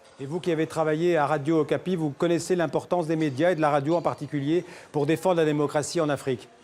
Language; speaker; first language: French; native; French